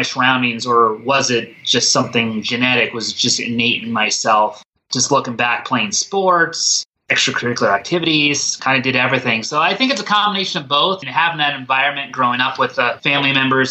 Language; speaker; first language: English; native; English